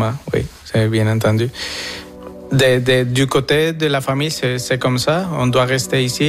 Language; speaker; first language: French; non-native, fluent; Spanish